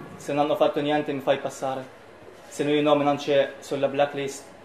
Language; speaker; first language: Italian; non-native, learner; Arabic